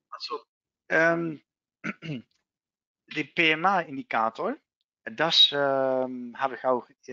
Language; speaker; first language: German; non-native, learner; Dutch